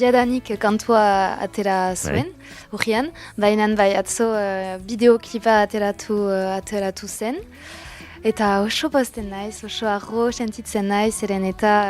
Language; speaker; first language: Basque; non-native, local second language; French